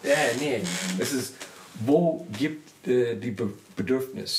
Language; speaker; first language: German; non-native, learner; English